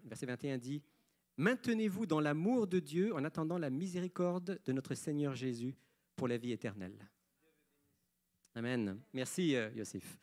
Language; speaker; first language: French; native; French